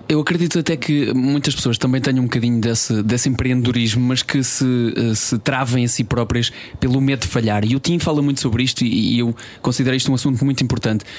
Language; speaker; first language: Portuguese; native; Portuguese